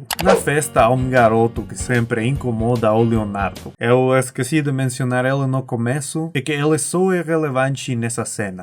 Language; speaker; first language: Portuguese; non-native, learner; Spanish